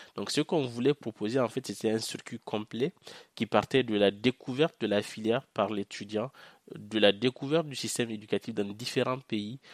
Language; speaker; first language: French; non-native, local second language; Hausa